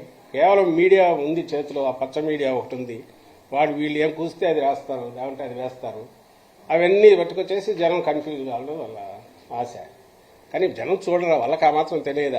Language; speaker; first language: Telugu; native; Telugu